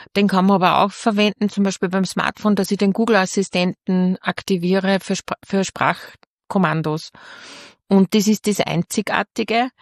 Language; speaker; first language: German; native; German